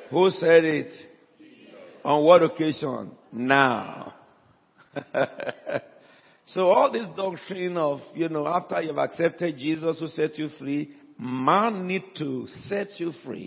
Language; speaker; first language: English; non-native, local second language; Yoruba